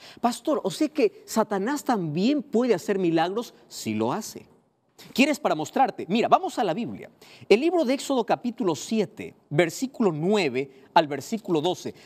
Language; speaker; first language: Spanish; native; Spanish